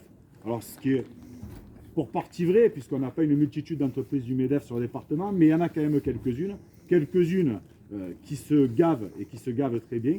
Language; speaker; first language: French; native; French